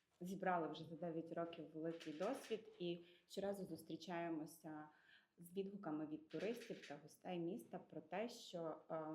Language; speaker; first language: Ukrainian; native; Ukrainian